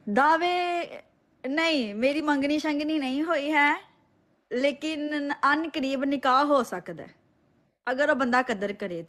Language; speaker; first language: Urdu; non-native, local second language; Punjabi